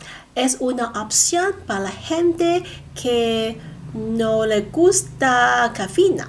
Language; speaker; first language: Spanish; non-native, learner; Cantonese